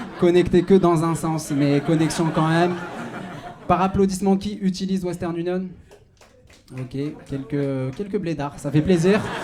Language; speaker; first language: French; non-native, local second language; Arabic